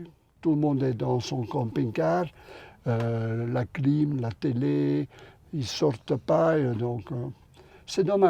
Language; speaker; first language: French; non-native, local second language; Dutch